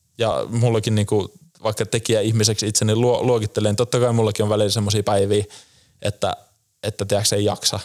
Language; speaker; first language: Finnish; native; Finnish